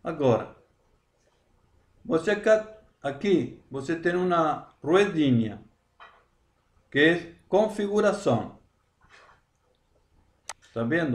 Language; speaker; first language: Portuguese; non-native, learner; Spanish